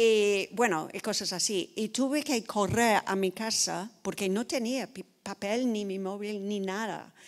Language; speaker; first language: Spanish; non-native, fluent; English